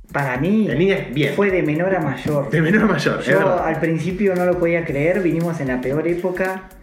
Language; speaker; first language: Spanish; native; Spanish